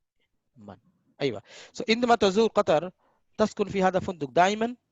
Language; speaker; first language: Arabic; non-native, fluent; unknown